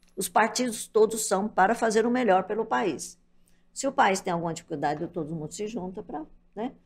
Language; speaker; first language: Portuguese; early bilingual, other home language; Japanese